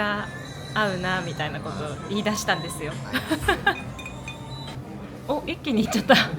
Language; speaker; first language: Japanese; native; Japanese